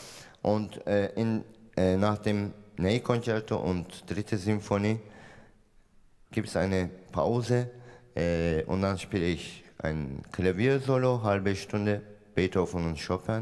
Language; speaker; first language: German; non-native, fluent; Turkish